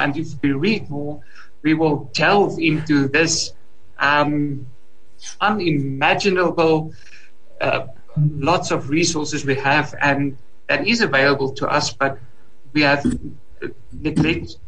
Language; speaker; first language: English; non-native, local second language; Afrikaans